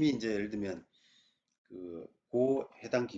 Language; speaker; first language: Korean; native; Korean